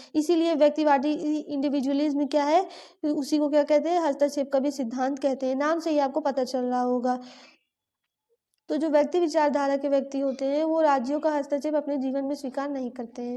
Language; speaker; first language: Hindi; native; Hindi